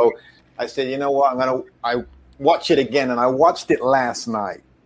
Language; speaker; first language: English; native; English